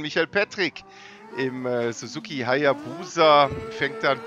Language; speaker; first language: German; native; German